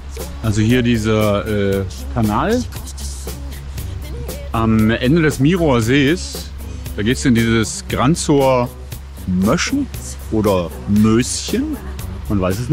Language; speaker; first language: German; native; German